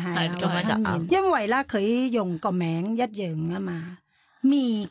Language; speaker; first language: Chinese; non-native, fluent; Thai